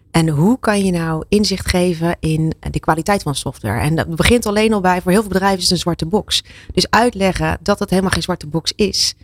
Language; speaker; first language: Dutch; native; Dutch